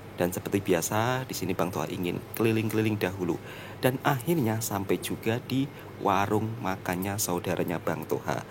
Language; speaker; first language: Indonesian; native; Indonesian